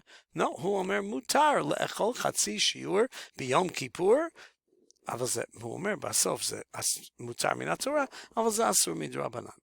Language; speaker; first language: Hebrew; non-native, fluent; English